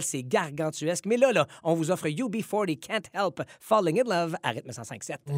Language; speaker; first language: French; native; French